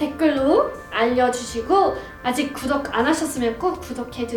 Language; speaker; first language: Korean; non-native, fluent; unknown